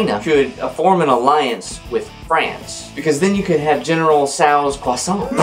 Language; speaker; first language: English; native; English